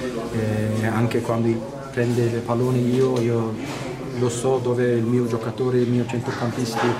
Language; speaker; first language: Italian; non-native, learner; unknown